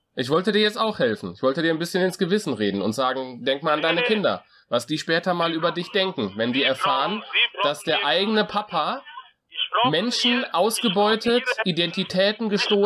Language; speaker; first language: German; native; German